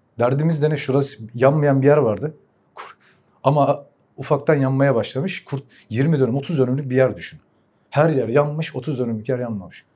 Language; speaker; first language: Turkish; early bilingual, heritage; Turkish